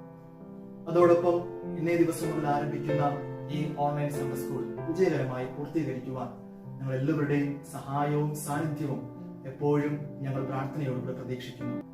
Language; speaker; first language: Malayalam; native; Malayalam